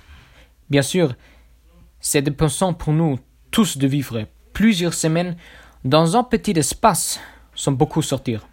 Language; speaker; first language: French; non-native, learner; German